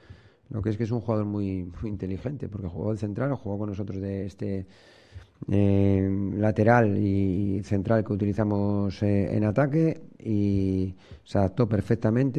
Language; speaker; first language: Spanish; native; Spanish